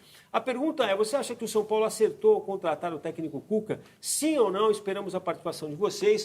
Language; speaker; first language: Portuguese; native; Portuguese